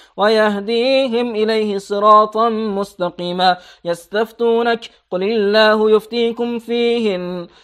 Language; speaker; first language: Arabic; non-native, fluent; Persian